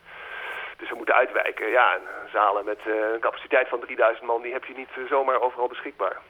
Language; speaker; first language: Dutch; native; Dutch